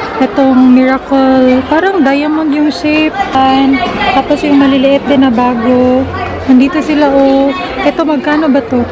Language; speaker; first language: Filipino; non-native, local second language; Cebuano